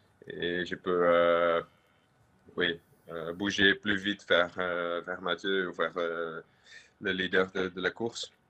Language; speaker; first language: French; non-native, local second language; Dutch